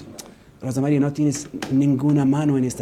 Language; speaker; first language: Spanish; non-native, learner; Arabic